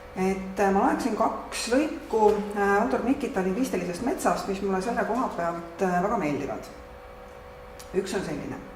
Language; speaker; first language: Estonian; native; Estonian